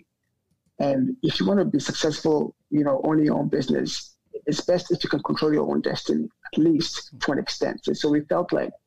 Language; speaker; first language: English; non-native, local second language; Akan